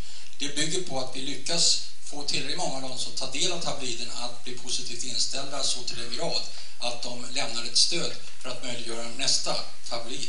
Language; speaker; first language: Swedish; native; Swedish